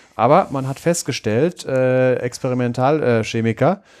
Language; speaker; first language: German; native; German